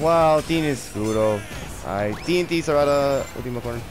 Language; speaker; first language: Spanish; non-native, learner; English